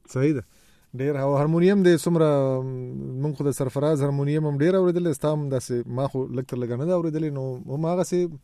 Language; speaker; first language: Pashto; native; Pashto